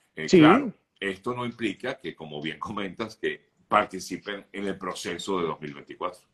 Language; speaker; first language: Spanish; native; Spanish